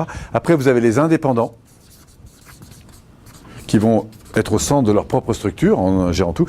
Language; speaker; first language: French; native; French